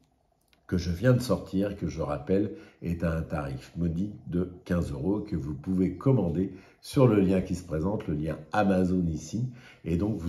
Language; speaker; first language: French; native; French